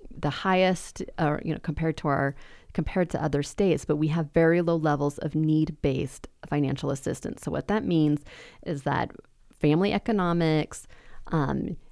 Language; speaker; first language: English; native; English